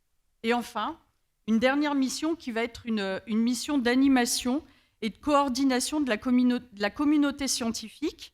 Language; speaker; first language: French; native; French